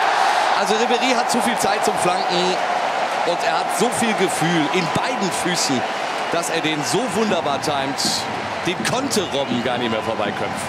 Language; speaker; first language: German; native; German